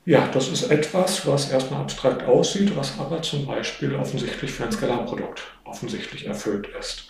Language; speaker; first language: German; native; German